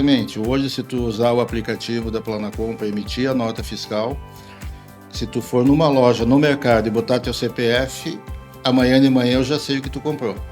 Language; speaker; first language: Portuguese; native; Portuguese